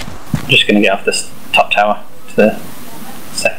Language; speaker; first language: English; native; English